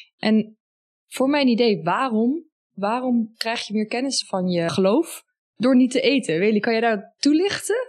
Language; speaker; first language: Dutch; native; Dutch